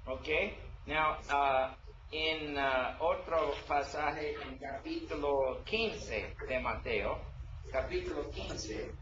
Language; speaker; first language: Spanish; non-native, learner; English